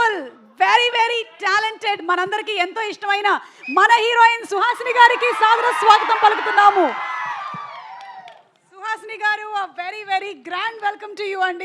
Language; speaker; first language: Telugu; native; Telugu